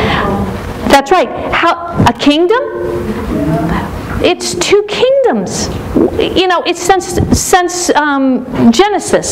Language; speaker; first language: English; native; English